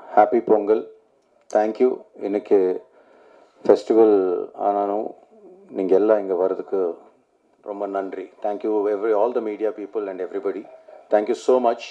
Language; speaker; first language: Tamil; non-native, learner; Telugu